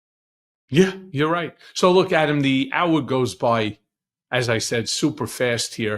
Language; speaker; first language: English; native; English